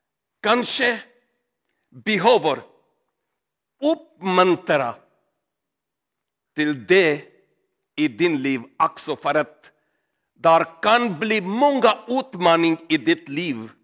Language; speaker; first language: Swedish; non-native, learner; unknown